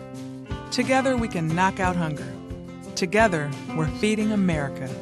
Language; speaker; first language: English; native; English